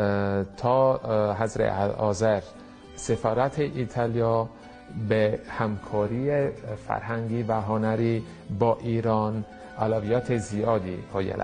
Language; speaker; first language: Persian; non-native, fluent; Italian